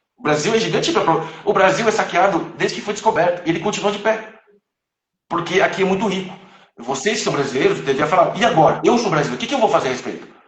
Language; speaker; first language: Portuguese; non-native, fluent; Chinese